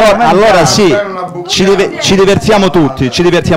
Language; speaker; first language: Italian; native; Italian